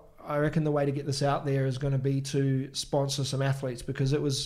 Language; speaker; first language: English; native; English